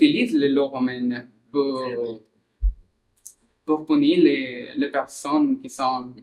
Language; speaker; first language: French; non-native, learner; Spanish